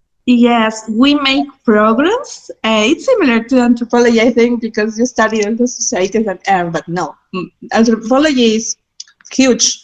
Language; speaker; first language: English; non-native, fluent; Spanish